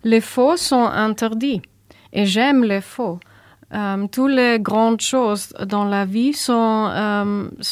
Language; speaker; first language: French; non-native, learner; German